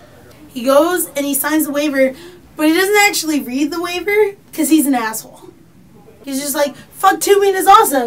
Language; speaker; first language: English; native; English